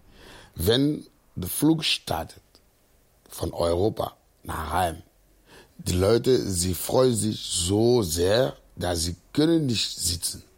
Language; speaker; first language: German; non-native, learner; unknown